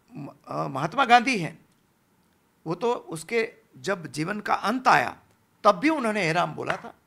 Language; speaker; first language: Hindi; non-native, local second language; Gujarati